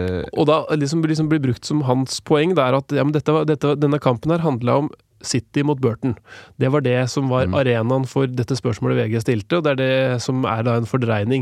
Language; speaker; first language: Norwegian; native; Norwegian